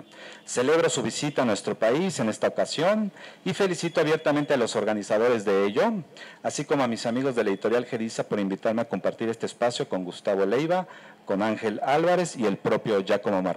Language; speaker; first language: Spanish; native; Spanish